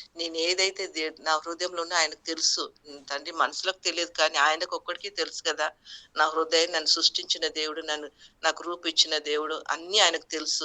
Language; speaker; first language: Telugu; non-native, local second language; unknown